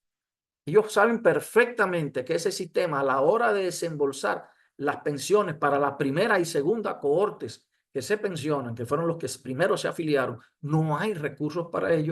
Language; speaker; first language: Spanish; native; Spanish